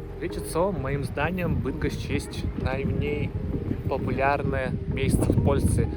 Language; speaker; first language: Polish; non-native, learner; Russian